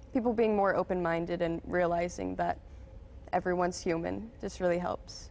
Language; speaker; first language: English; native; English